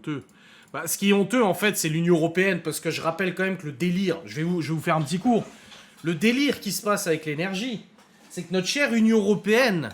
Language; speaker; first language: French; native; French